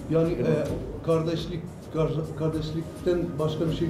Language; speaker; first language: Turkish; non-native, fluent; Arabic